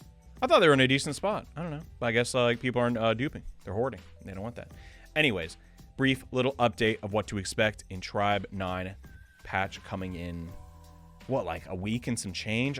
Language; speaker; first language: English; native; English